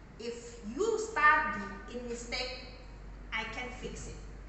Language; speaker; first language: English; non-native, learner; Indonesian